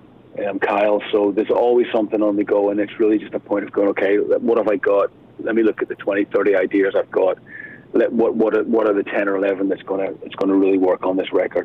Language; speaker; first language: English; native; English